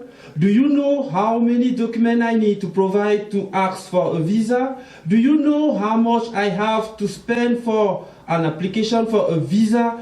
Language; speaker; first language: English; non-native, local second language; French